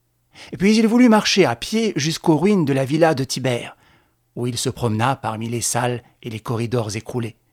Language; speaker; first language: French; native; French